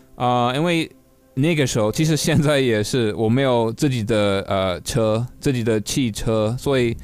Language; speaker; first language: Chinese; non-native, fluent; English